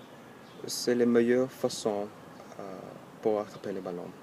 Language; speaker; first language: French; non-native, learner; English